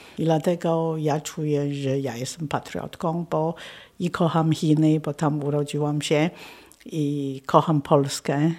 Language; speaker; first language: Polish; non-native, fluent; Chinese